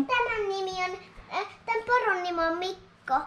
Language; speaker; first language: Finnish; early bilingual, other home language; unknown